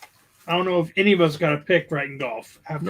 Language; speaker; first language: English; native; English